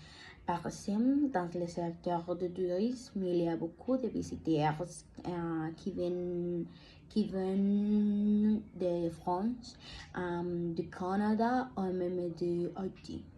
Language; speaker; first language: French; non-native, learner; Spanish